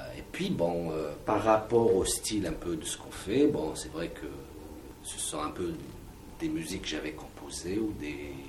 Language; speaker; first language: French; non-native, local second language; Kabyle